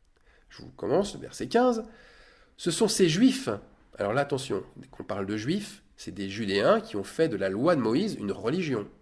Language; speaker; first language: French; native; French